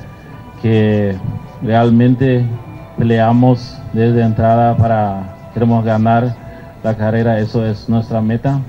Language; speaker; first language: Spanish; non-native, local second language; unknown